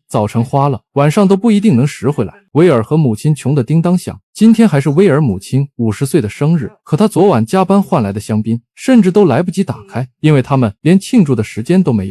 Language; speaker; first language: Chinese; native; Chinese